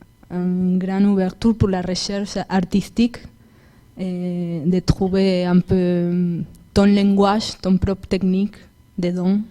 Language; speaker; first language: French; non-native, fluent; Spanish